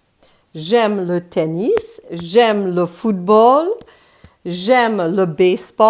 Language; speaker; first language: French; non-native, fluent; English